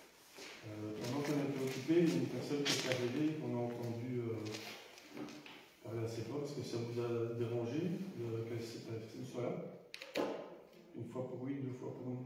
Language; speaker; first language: French; native; French